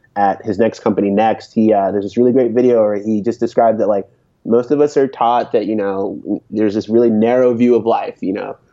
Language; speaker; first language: English; native; English